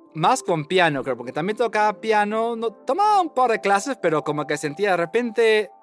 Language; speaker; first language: Spanish; native; Spanish